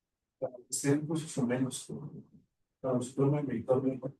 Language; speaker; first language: Spanish; native; Spanish